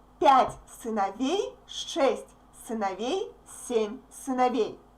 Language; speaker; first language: Russian; native; Russian